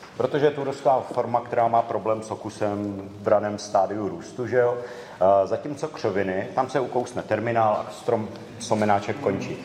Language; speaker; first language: Czech; native; Czech